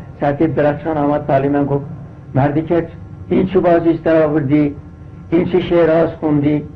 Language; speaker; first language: Persian; non-native, local second language; Azerbaijani